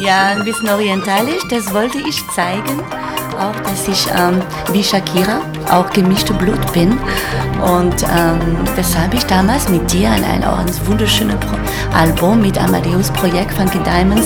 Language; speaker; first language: German; non-native, fluent; French